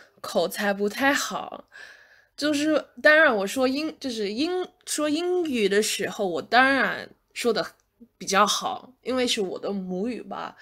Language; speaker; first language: Chinese; non-native, fluent; English